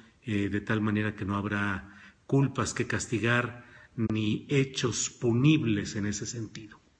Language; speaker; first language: Spanish; native; Spanish